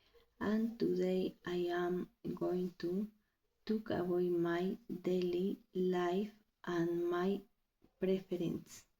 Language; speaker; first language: English; non-native, learner; Spanish